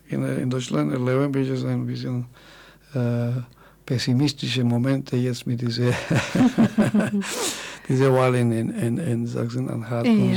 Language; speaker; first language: German; non-native, fluent; Spanish